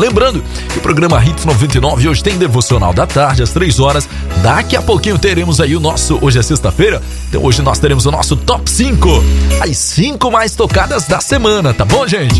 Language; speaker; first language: Portuguese; native; Portuguese